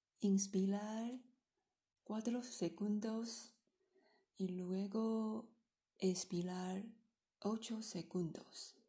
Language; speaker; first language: Spanish; non-native, learner; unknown